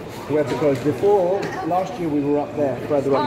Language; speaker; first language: English; native; English